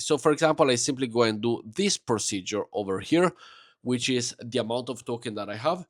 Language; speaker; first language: English; non-native, fluent; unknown